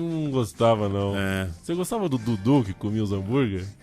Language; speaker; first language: Portuguese; native; Portuguese